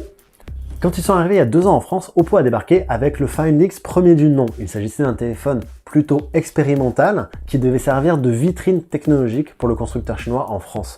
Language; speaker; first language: French; native; French